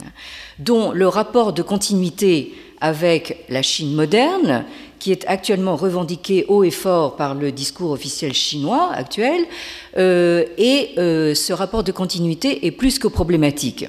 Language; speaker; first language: French; native; French